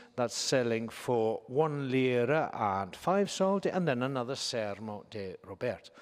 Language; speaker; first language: English; native; English